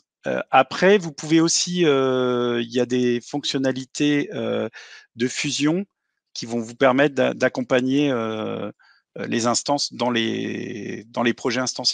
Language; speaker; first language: French; native; French